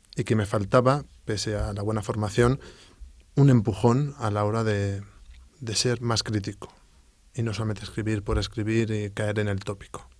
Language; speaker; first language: Spanish; native; Spanish